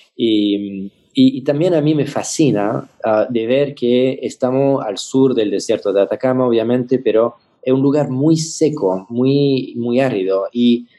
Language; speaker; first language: Spanish; non-native, fluent; French